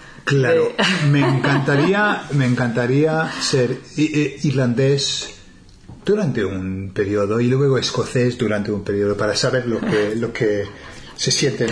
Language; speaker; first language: Spanish; non-native, fluent; English